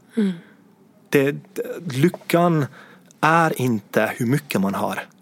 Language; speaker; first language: Swedish; non-native, fluent; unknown